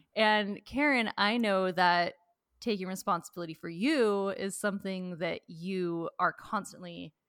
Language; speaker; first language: English; native; English